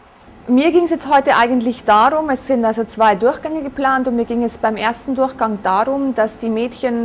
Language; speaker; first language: German; native; German